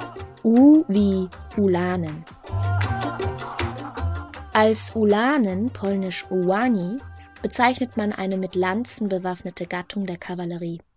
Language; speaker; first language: German; native; German